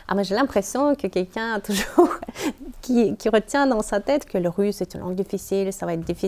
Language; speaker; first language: French; non-native, fluent; Russian